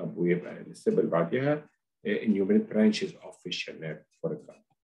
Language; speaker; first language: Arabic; native; Arabic